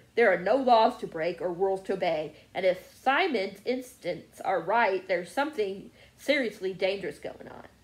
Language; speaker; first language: English; native; English